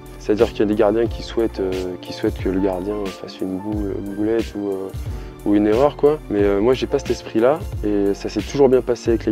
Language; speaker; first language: French; native; French